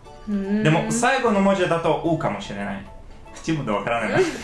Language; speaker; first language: Japanese; non-native, fluent; Russian